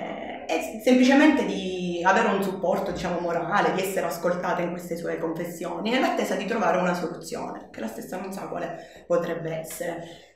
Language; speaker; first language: Italian; native; Italian